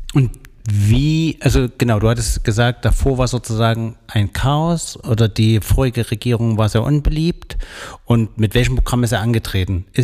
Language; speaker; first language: German; native; German